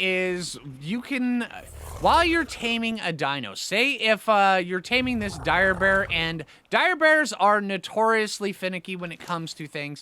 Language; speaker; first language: English; native; English